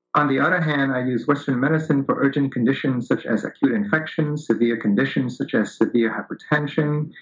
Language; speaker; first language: English; early bilingual, other home language; Vietnamese